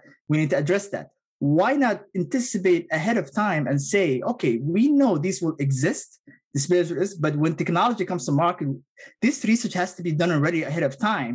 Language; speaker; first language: English; non-native, fluent; Somali